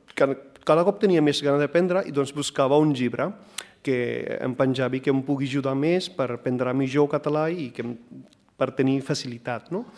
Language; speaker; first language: Catalan; non-native, fluent; Punjabi